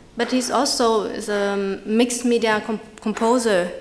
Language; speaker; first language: English; non-native, fluent; Vietnamese